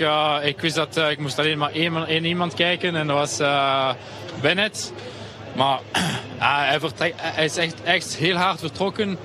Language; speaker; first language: Dutch; non-native, local second language; French